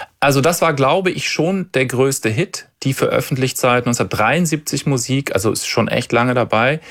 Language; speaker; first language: German; native; German